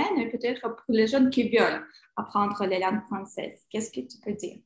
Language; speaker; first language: French; non-native, learner; Ukrainian